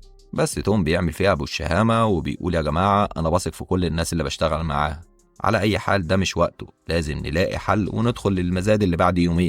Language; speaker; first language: Arabic; native; Arabic